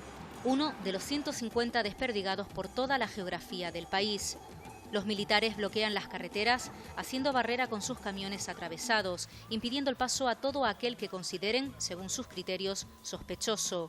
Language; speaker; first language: Spanish; native; Spanish